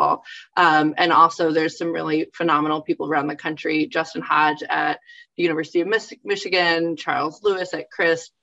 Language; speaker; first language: English; native; English